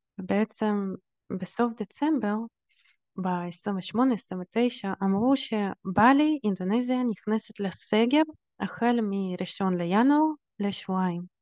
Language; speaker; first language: Hebrew; early bilingual, other home language; Russian